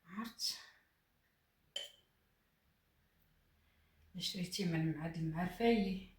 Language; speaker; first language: Arabic; native; Arabic